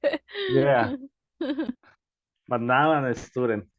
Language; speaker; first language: English; non-native, learner; Spanish